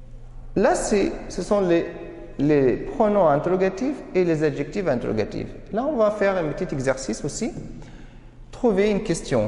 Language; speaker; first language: French; non-native, fluent; Arabic